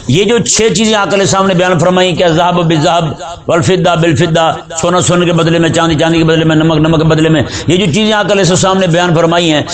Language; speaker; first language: Urdu; native; Urdu